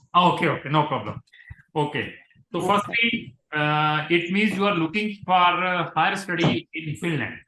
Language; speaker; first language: English; non-native, local second language; Hindi